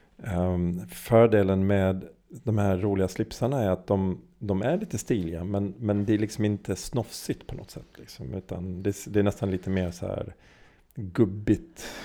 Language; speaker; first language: Swedish; native; Swedish